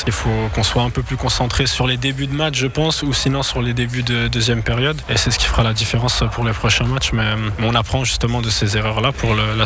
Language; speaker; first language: French; native; French